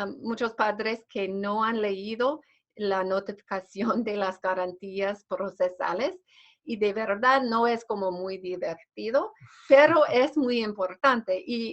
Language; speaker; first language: Spanish; non-native, fluent; English